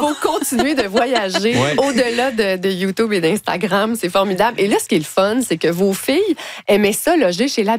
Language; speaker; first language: French; native; French